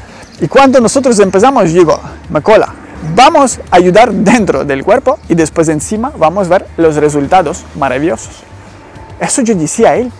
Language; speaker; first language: Spanish; non-native, learner; Ukrainian